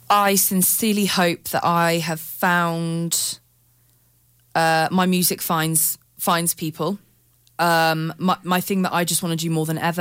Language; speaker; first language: English; native; English